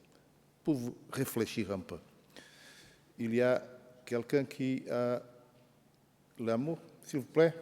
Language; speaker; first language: French; non-native, fluent; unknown